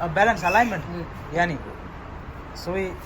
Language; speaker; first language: Arabic; non-native, learner; Tamil